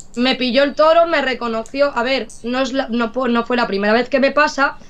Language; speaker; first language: Spanish; native; Spanish